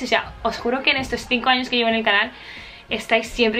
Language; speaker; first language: Spanish; native; Spanish